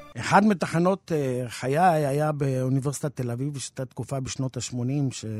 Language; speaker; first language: Hebrew; native; Hebrew